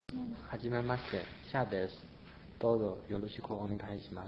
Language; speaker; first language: Japanese; non-native, learner; Chinese